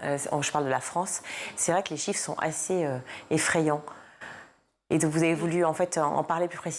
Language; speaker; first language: French; native; French